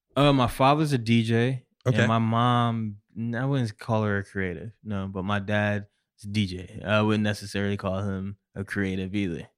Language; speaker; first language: English; native; English